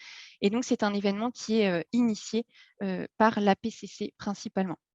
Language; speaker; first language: French; native; French